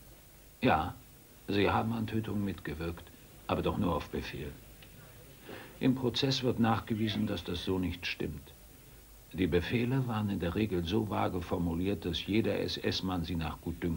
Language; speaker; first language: German; native; German